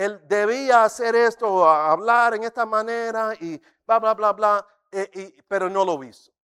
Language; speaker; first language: Spanish; non-native, fluent; English